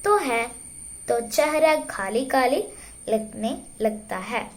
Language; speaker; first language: Hindi; non-native, local second language; Malayalam